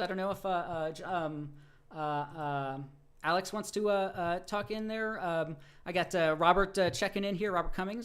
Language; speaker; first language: English; native; English